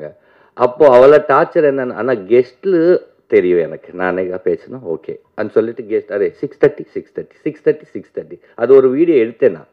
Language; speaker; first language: Tamil; non-native, learner; Telugu